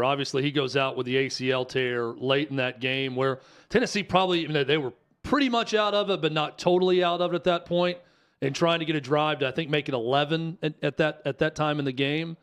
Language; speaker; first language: English; native; English